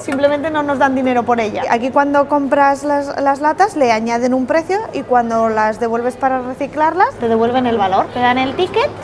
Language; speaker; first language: Spanish; native; Spanish